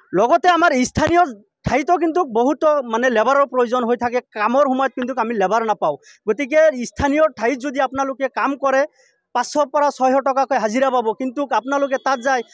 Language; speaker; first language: Assamese; non-native, local second language; Bangla